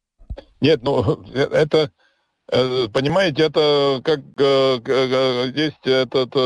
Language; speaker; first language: Russian; non-native, local second language; Latvian